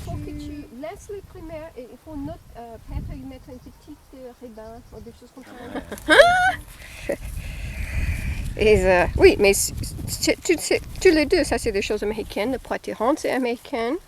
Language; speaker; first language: French; non-native, fluent; English